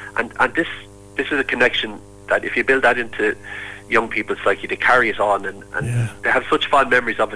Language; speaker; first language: English; native; English